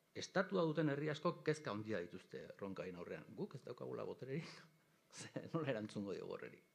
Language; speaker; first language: Basque; native; Basque